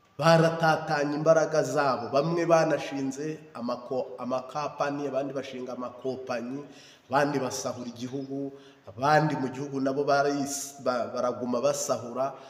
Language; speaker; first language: Kinyarwanda; native; Kinyarwanda